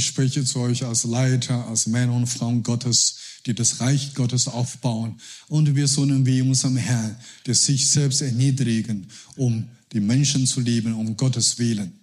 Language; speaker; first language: German; non-native, learner; Chinese